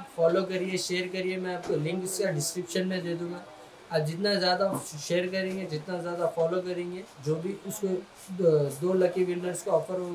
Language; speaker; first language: Hindi; non-native, local second language; Urdu